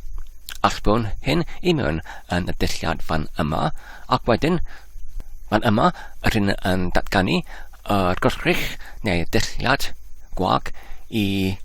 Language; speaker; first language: Welsh; non-native, learner; English